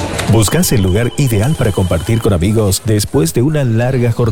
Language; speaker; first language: Spanish; native; Spanish